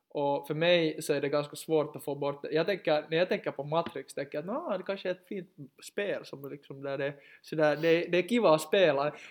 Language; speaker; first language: Swedish; native; Swedish